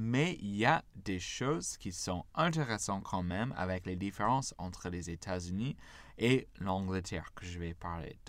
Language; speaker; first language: French; non-native, fluent; English